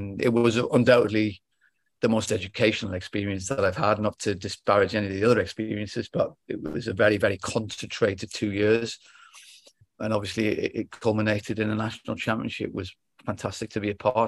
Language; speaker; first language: English; native; English